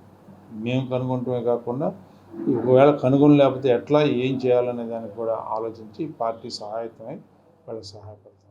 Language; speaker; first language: Telugu; native; Telugu